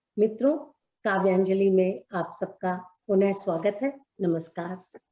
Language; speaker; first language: Hindi; native; Hindi